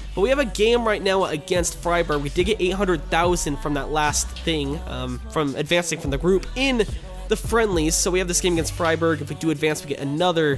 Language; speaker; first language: English; native; English